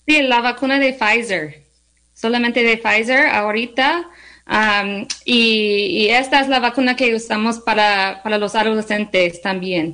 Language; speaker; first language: Spanish; non-native, learner; English